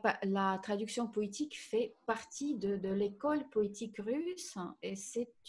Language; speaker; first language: French; non-native, fluent; Russian